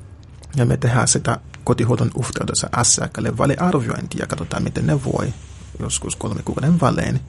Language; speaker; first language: Finnish; non-native, fluent; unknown